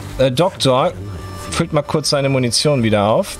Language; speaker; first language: German; native; German